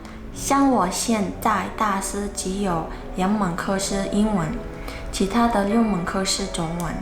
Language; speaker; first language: Chinese; non-native, fluent; Mongolian